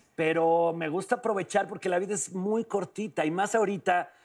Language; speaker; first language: Spanish; native; Spanish